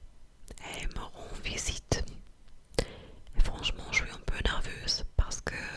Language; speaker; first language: French; non-native, fluent; German